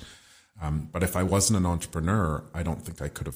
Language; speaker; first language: English; native; English